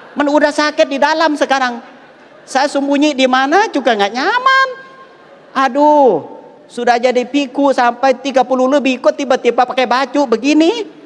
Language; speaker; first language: Indonesian; non-native, fluent; Thai